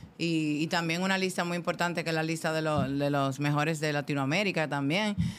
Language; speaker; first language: Spanish; native; Spanish